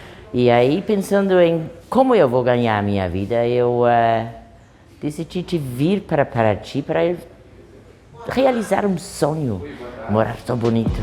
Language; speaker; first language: Portuguese; non-native, fluent; German